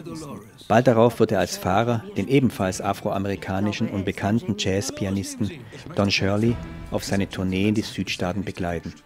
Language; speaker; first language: German; native; German